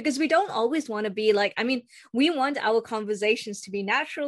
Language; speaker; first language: English; native; English